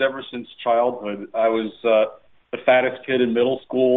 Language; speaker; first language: English; native; English